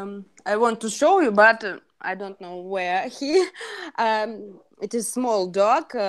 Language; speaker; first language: English; non-native, learner; Russian